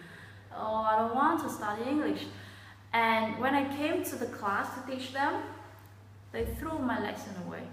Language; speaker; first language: English; non-native, fluent; Vietnamese